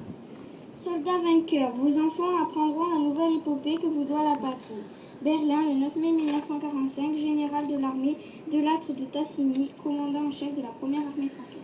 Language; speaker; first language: French; native; French